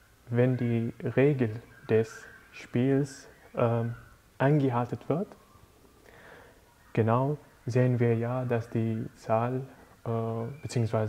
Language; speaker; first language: German; non-native, learner; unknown